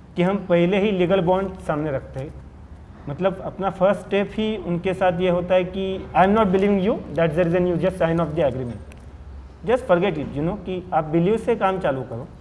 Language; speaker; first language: Hindi; non-native, local second language; Marathi